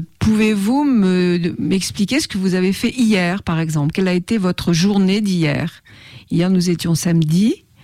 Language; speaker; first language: French; native; French